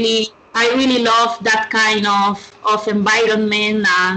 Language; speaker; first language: English; non-native, learner; Spanish